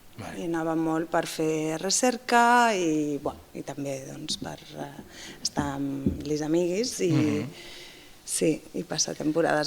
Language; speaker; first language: Catalan; non-native, fluent; Basque